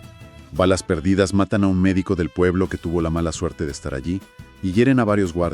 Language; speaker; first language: Spanish; native; Spanish